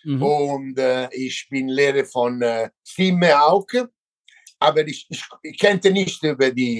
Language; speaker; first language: German; non-native, learner; Italian